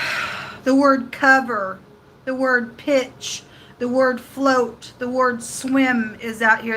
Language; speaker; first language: English; native; English